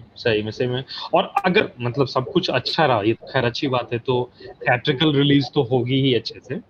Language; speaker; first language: Hindi; native; Hindi